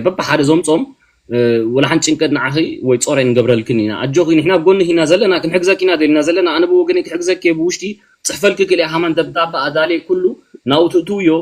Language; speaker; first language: Tigrinya; early bilingual, heritage; Tigrinya